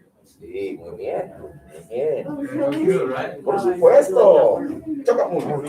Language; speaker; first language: Spanish; non-native, fluent; English